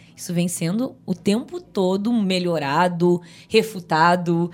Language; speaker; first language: Portuguese; native; Portuguese